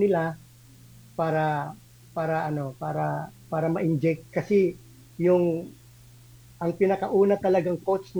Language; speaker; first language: Filipino; native; Filipino